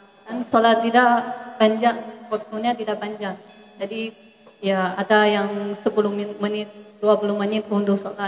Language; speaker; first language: Indonesian; non-native, fluent; Chinese